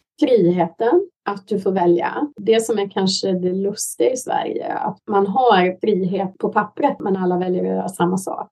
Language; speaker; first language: Swedish; native; Swedish